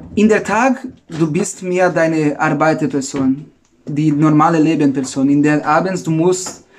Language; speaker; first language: German; non-native, fluent; Portuguese